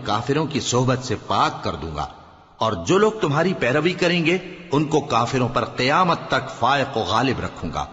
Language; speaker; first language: Urdu; native; Urdu